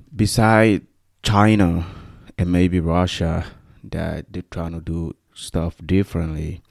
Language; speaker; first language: English; non-native, fluent; Spanish